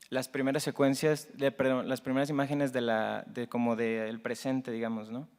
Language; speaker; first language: Spanish; native; Spanish